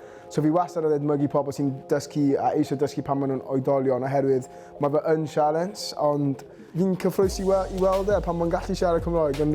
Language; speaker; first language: Welsh; non-native, local second language; English